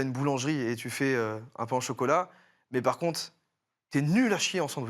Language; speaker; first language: French; native; French